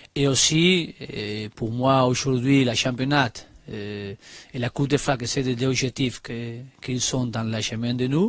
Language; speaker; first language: French; non-native, learner; Spanish